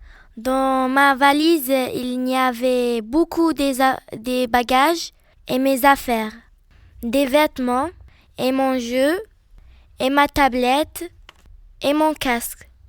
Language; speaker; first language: French; non-native, learner; Arabic